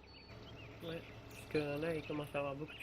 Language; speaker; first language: French; native; French